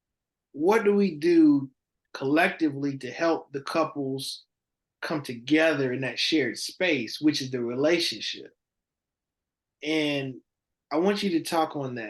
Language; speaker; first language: English; native; English